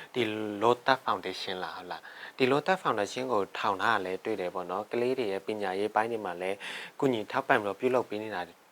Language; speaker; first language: Burmese; non-native, local second language; Shan